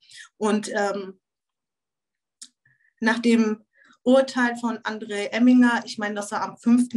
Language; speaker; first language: German; early bilingual, other home language; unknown